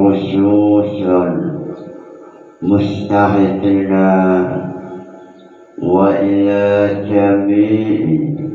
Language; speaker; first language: Arabic; non-native, fluent; Javanese